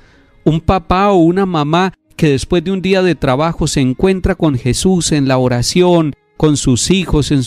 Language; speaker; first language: Spanish; native; Spanish